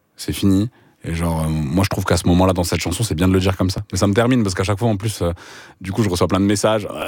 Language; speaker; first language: French; native; French